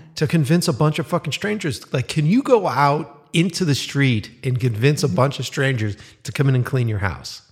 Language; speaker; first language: English; native; English